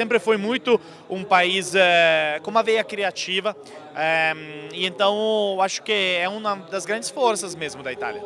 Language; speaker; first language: Portuguese; non-native, fluent; Italian